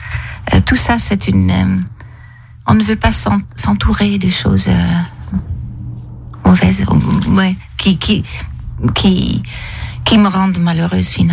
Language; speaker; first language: French; non-native, fluent; Dutch